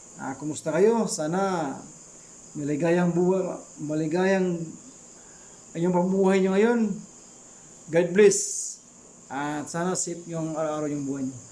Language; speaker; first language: Filipino; non-native, local second language; Cebuano